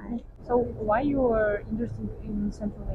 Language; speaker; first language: English; non-native, fluent; Russian